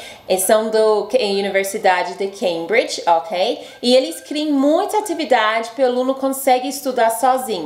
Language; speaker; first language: Portuguese; non-native, fluent; English